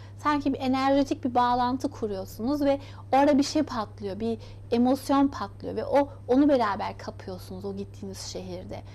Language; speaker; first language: Turkish; early bilingual, heritage; Turkish